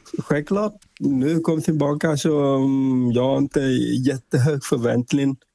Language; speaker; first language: Swedish; non-native, fluent; Vietnamese